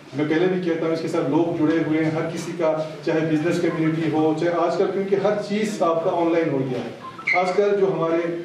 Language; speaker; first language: Hindi; non-native, local second language; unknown